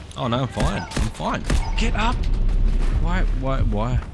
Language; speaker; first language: English; native; English